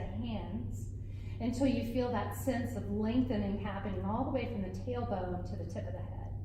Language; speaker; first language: English; native; English